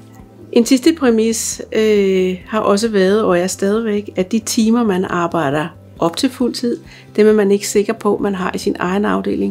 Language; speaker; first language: Danish; native; Danish